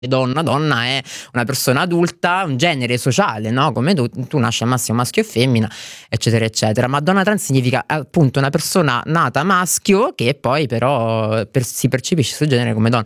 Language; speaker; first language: Italian; native; Italian